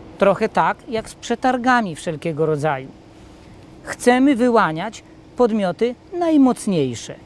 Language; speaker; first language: Polish; native; Polish